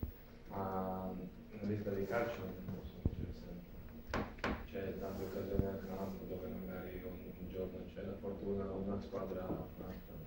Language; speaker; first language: Italian; non-native, fluent; Latvian